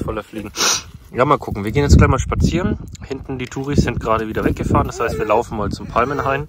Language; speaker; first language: German; native; German